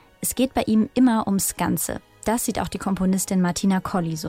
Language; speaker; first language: German; native; German